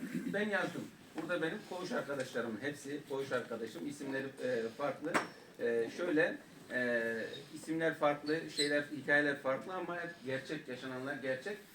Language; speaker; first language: Turkish; non-native, local second language; Kurdish